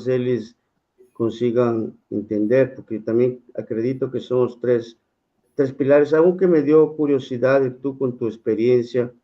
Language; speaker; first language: Spanish; non-native, fluent; Portuguese